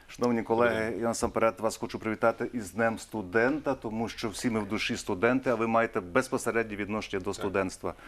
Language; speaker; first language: Ukrainian; native; Ukrainian